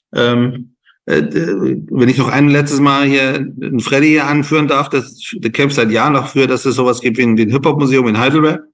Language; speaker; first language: German; non-native, fluent; Persian